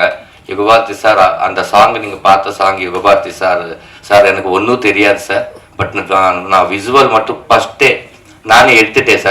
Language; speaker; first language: Tamil; non-native, learner; Telugu